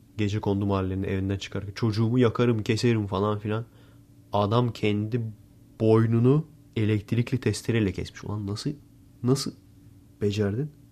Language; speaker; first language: Turkish; native; Turkish